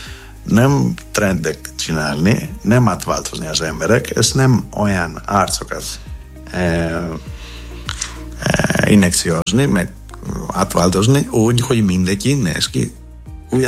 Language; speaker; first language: Hungarian; non-native, fluent; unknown